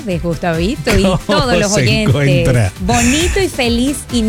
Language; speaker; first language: Spanish; native; Spanish